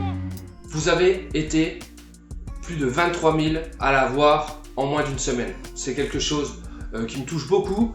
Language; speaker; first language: French; native; French